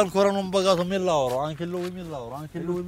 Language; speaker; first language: Italian; non-native, learner; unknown